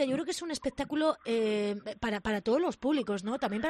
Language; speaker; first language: Spanish; native; Spanish